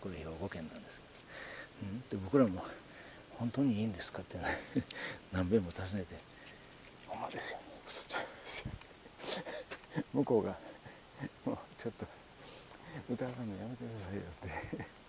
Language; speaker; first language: Japanese; native; Japanese